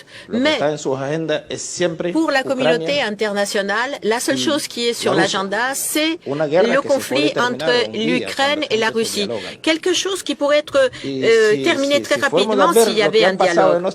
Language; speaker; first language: French; non-native, local second language; Portuguese